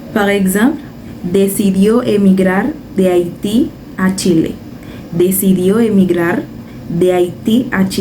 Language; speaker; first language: Spanish; non-native, fluent; Haitian Creole